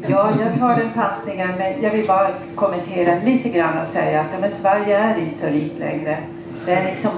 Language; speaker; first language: Swedish; native; Swedish